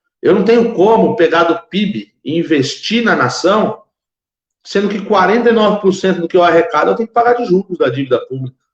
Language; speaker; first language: Portuguese; native; Portuguese